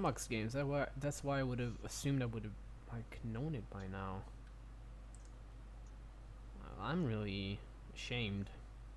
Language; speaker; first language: English; non-native, fluent; Hebrew